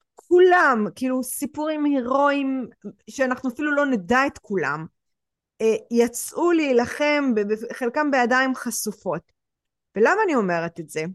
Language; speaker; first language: Hebrew; native; Hebrew